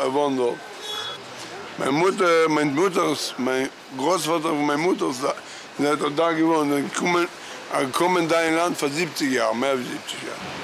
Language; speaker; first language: German; non-native, learner; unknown